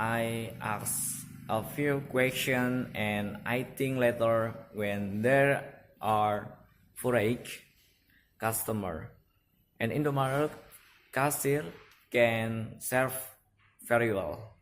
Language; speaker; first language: English; non-native, learner; Indonesian